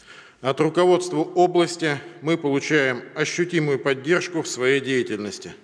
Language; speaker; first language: Russian; native; Russian